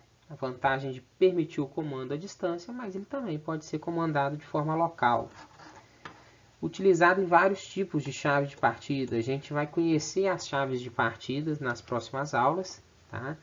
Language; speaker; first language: Portuguese; native; Portuguese